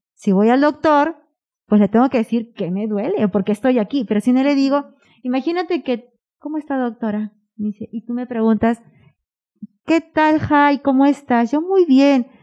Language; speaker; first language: Spanish; native; Spanish